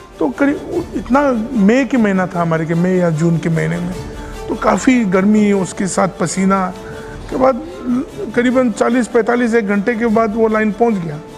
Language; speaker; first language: Hindi; non-native, local second language; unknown